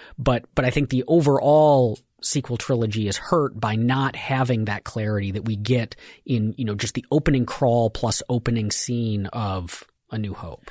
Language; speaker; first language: English; native; English